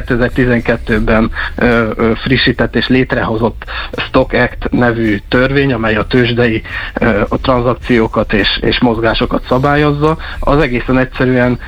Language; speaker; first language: Hungarian; native; Hungarian